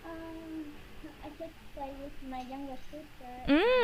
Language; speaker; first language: English; non-native, learner; Vietnamese